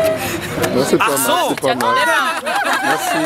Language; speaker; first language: French; native; French